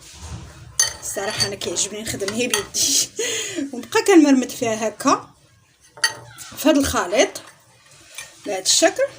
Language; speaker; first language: Arabic; native; Arabic